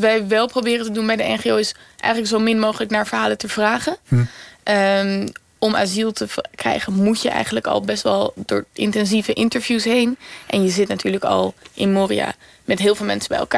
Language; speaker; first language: Dutch; native; Dutch